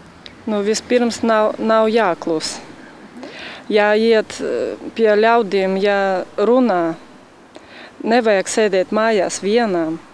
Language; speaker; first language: Latvian; non-native, local second language; Russian